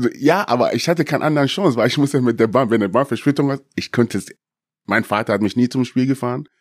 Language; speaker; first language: German; early bilingual, other home language; Akan